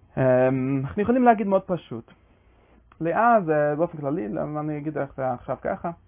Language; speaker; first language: Hebrew; non-native, fluent; English